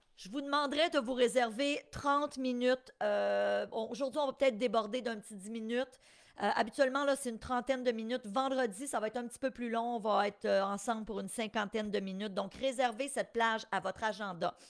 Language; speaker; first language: French; native; French